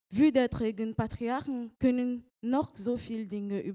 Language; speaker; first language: German; non-native, learner; French